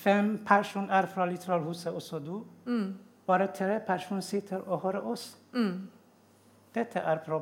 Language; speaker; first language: Norwegian; non-native, learner; Persian